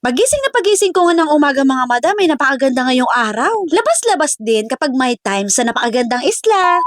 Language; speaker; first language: Filipino; native; Filipino